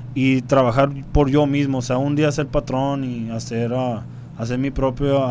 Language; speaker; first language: Spanish; early bilingual, heritage; Spanish